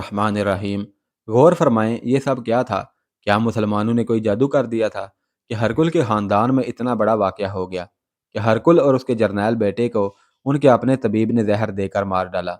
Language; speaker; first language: Urdu; native; Urdu